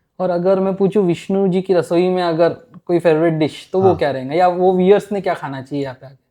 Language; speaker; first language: Hindi; non-native, local second language; Telugu